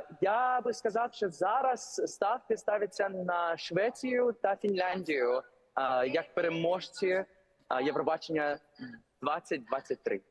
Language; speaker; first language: Ukrainian; early bilingual, heritage; English